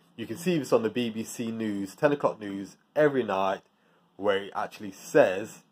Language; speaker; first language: English; native; English